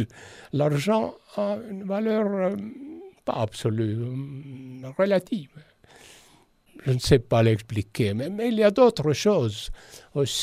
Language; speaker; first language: French; non-native, fluent; Estonian